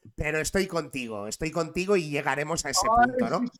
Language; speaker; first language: Spanish; native; Spanish